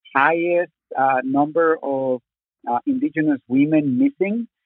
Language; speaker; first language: English; non-native, fluent; Spanish